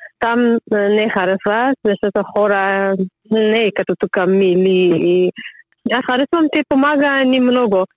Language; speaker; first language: Bulgarian; non-native, learner; Persian